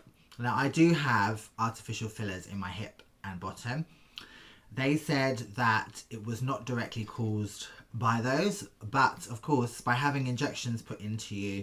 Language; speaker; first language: English; native; English